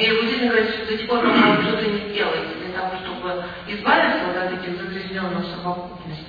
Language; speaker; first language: Russian; native; Russian